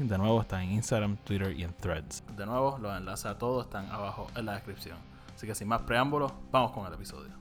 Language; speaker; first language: Spanish; native; Spanish